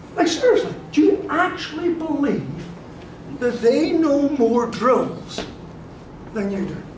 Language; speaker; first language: English; native; English